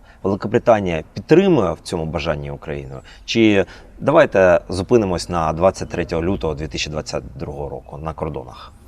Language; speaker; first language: Ukrainian; native; Ukrainian